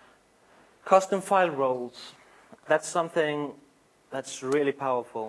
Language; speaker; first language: English; non-native, fluent; Icelandic